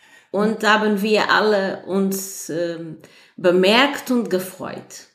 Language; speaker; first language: German; non-native, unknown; Portuguese